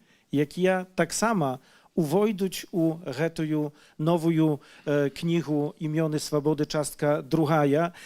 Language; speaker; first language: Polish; non-native, learner; Belarusian